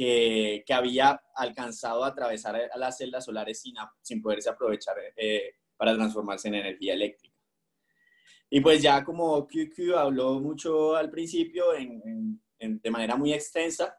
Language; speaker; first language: Spanish; native; Spanish